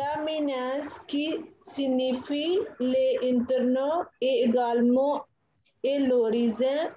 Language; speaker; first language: French; non-native, learner; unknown